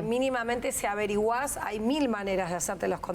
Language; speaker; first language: Spanish; native; Spanish